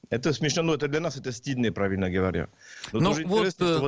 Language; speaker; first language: Russian; non-native, learner; French